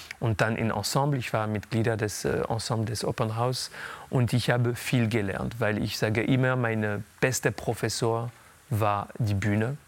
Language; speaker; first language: German; non-native, fluent; French